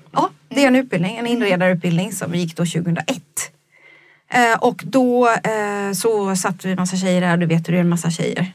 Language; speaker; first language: Swedish; native; Swedish